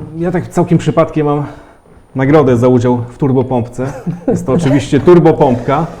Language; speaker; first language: Polish; native; Polish